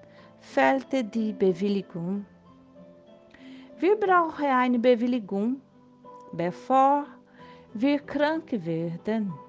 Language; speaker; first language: German; non-native, learner; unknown